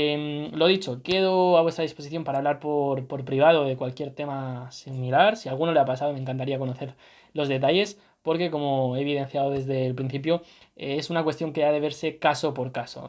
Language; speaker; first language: Spanish; native; Spanish